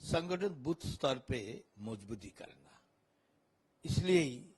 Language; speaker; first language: Hindi; non-native, local second language; Bangla